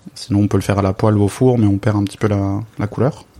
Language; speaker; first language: French; native; French